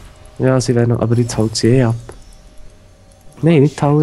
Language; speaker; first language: German; native; German